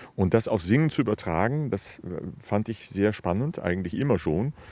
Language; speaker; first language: German; native; German